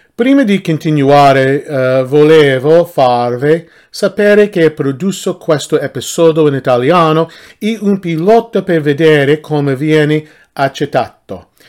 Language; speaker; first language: Italian; non-native, learner; English